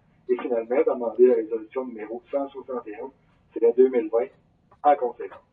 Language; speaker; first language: French; native; French